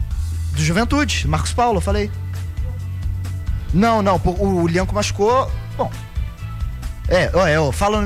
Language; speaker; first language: Portuguese; native; Portuguese